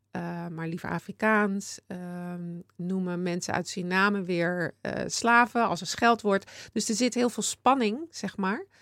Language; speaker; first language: Dutch; native; Dutch